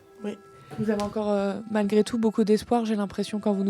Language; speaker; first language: French; native; French